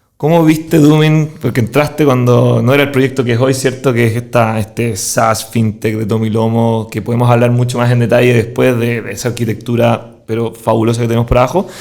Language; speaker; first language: Spanish; native; Spanish